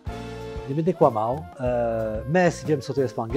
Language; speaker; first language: Polish; non-native, fluent; French